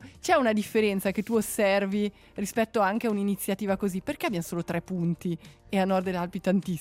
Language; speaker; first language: Italian; native; Italian